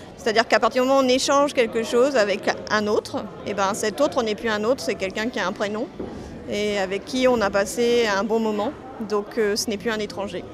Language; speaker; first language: French; native; French